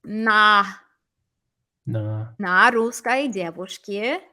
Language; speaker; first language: Russian; non-native, fluent; English